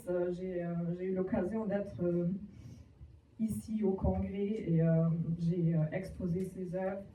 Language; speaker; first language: French; non-native, fluent; German